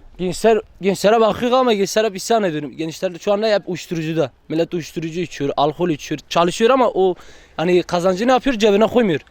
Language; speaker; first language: Turkish; non-native, local second language; Kurdish